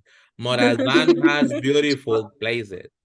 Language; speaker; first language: English; non-native, fluent; Spanish